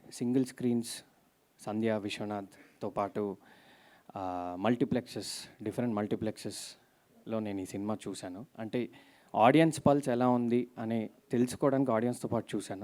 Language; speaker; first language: Telugu; native; Telugu